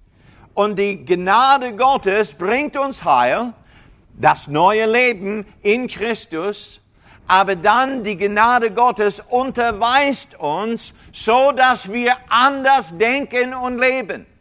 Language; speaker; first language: German; non-native, fluent; English